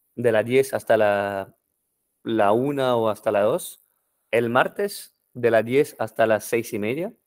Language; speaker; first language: Spanish; non-native, fluent; French